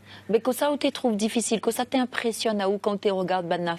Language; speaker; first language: French; native; French